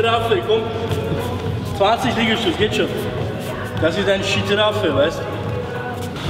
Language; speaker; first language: German; non-native, learner; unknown